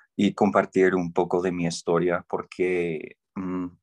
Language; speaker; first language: Spanish; non-native, fluent; English